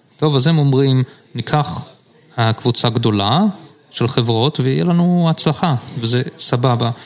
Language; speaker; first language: Hebrew; early bilingual, heritage; Hebrew